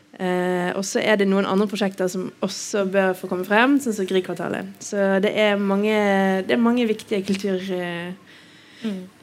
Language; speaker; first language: Norwegian; native; Norwegian